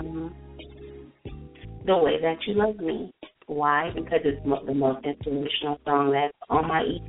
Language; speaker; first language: English; native; English